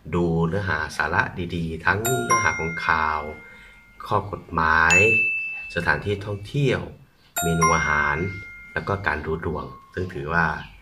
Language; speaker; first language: Thai; native; Thai